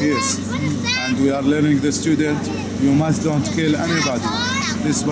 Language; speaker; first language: English; non-native, learner; Arabic